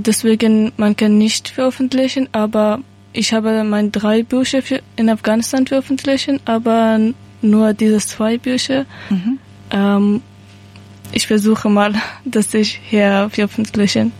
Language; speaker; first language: German; non-native, learner; Persian